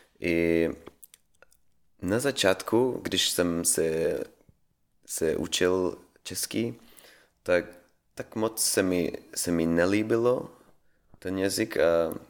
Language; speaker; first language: Czech; non-native, learner; Swedish